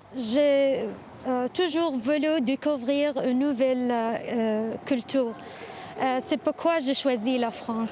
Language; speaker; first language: French; non-native, learner; Arabic